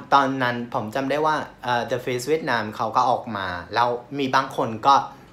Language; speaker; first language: Thai; non-native, fluent; Vietnamese